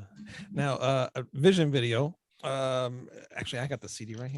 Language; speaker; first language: English; native; English